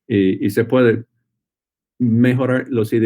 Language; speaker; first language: Spanish; non-native, fluent; English